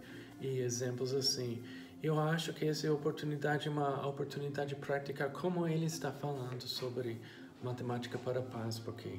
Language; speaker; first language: Portuguese; non-native, fluent; English